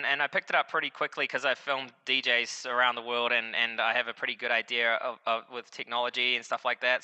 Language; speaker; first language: English; native; English